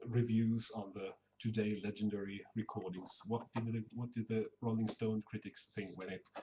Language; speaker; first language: English; non-native, fluent; Swedish